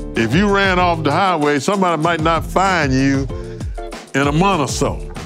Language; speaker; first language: English; native; English